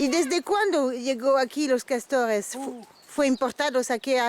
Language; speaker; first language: Spanish; non-native, learner; French